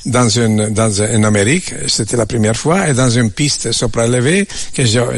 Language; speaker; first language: French; non-native, learner; Italian